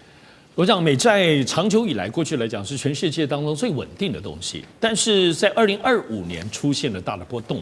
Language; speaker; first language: Chinese; native; Chinese